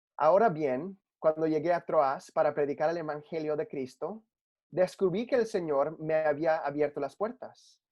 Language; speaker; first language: Spanish; early bilingual, heritage; Spanish